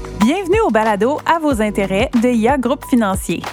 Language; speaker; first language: French; native; French